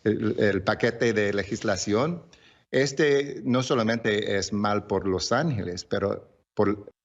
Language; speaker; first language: Spanish; early bilingual, heritage; English